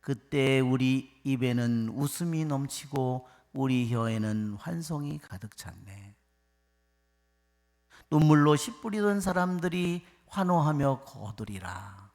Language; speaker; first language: Korean; native; Korean